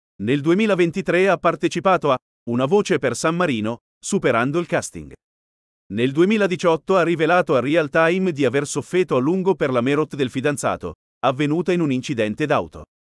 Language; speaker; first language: Italian; native; Italian